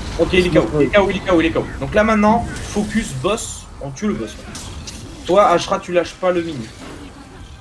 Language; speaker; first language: French; native; French